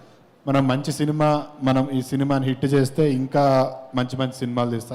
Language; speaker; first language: Telugu; native; Telugu